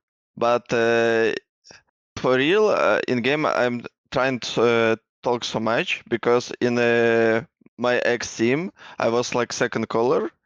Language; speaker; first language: English; non-native, learner; Russian